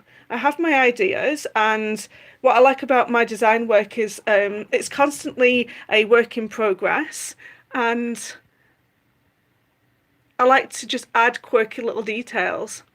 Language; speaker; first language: English; native; English